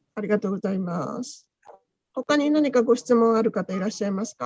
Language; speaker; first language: Japanese; native; Japanese